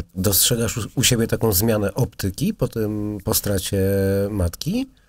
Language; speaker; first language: Polish; native; Polish